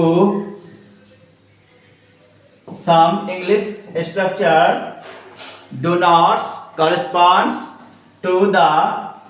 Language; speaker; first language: English; non-native, local second language; Hindi